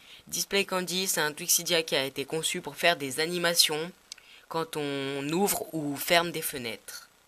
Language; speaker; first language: French; native; French